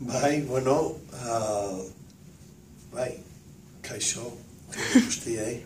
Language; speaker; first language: Basque; early bilingual, heritage; Basque